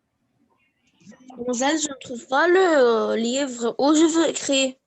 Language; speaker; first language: French; non-native, learner; Arabic